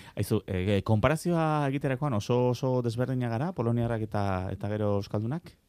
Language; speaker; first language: Basque; native; Basque